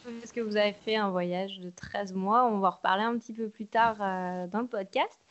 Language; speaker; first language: French; native; French